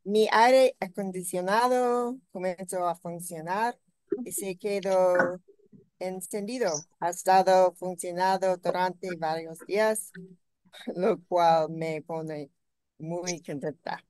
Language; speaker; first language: Spanish; non-native, learner; English